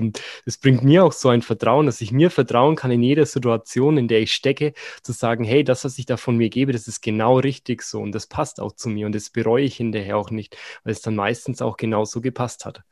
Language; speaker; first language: German; native; German